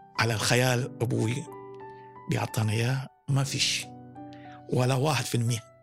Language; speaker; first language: Arabic; early bilingual, other home language; Indonesian